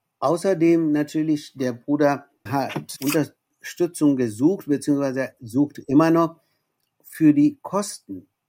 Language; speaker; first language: German; non-native, fluent; Bangla